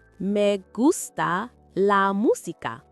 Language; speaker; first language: Spanish; non-native, fluent; English